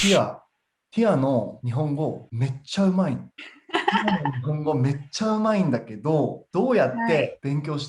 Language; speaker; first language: Japanese; native; Japanese